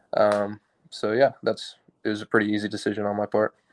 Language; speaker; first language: English; native; English